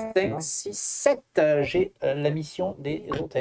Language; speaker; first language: French; native; French